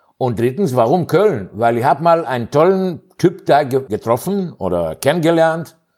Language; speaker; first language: German; non-native, fluent; Greek